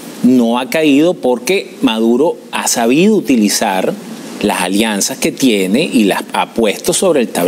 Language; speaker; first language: Spanish; native; Spanish